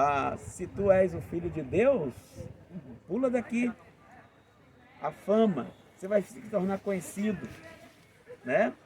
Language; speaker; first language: Portuguese; native; Portuguese